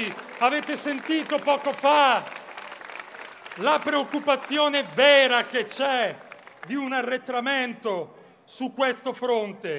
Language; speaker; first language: Italian; native; Italian